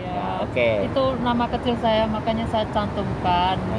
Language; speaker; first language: Indonesian; non-native, local second language; Javanese